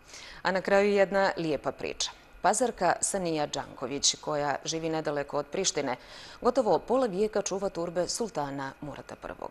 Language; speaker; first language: Serbian; native; Serbian